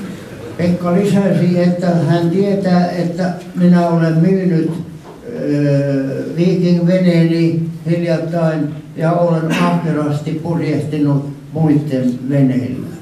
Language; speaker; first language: Finnish; non-native, local second language; Swedish